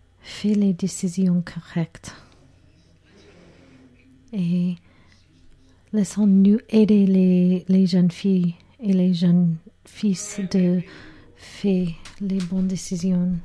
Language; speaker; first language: French; non-native, learner; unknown